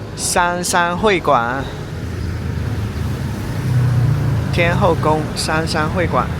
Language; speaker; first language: Chinese; native; Chinese